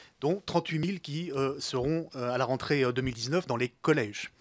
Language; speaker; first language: French; native; French